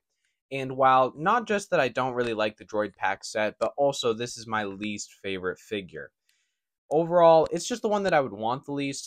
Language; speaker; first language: English; native; English